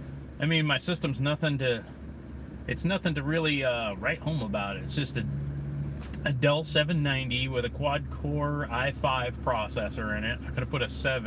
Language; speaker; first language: English; native; English